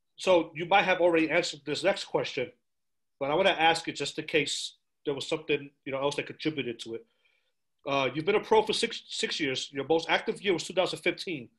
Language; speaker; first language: English; early bilingual, other home language; Spanish